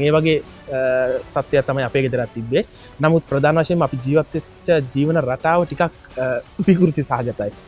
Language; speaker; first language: Sinhala; native; Sinhala